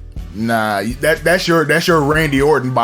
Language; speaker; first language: English; native; English